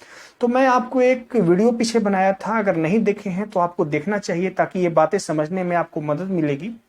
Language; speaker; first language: Hindi; native; Hindi